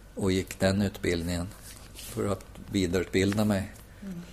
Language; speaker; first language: Swedish; native; Swedish